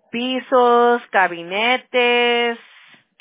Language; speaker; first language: Spanish; early bilingual, heritage; English